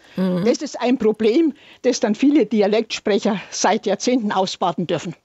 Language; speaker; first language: German; native; German